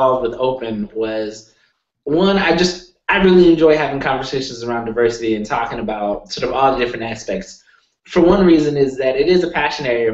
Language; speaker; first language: English; native; English